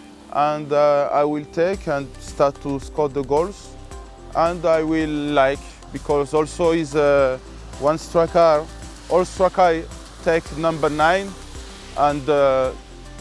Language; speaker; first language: English; non-native, learner; French